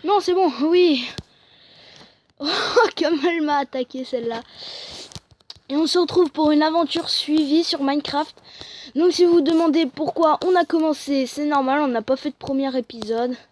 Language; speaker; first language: French; native; French